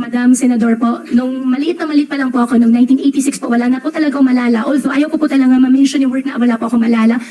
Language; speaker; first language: Filipino; native; Filipino